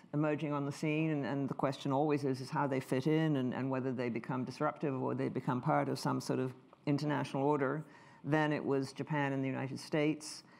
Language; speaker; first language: English; native; English